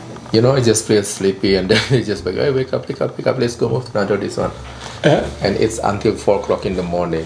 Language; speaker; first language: English; non-native, fluent; Indonesian